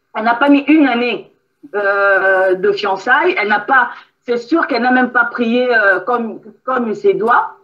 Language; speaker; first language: French; non-native, local second language; Lingala